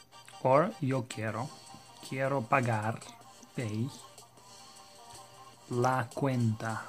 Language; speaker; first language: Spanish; non-native, learner; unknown